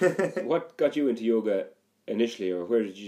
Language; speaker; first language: English; native; English